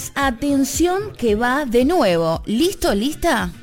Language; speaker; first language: Spanish; native; Spanish